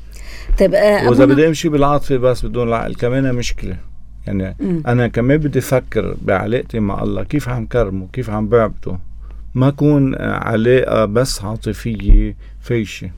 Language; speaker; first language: Arabic; native; Arabic